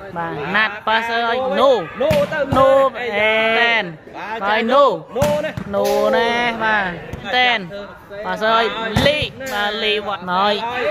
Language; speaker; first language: Khmer; native; Khmer